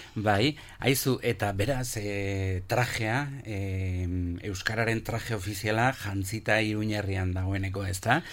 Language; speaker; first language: Basque; native; Basque